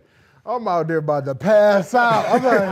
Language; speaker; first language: English; native; English